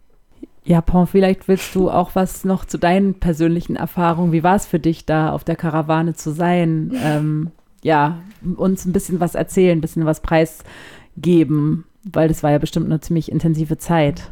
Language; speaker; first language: German; native; German